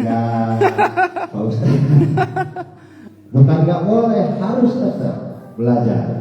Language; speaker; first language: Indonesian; non-native, local second language; Sundanese